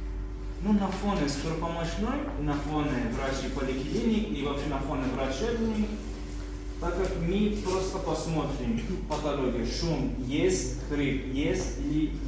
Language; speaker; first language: Russian; non-native, fluent; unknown